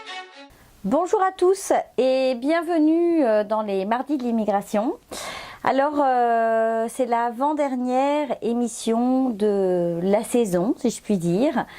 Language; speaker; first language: French; native; French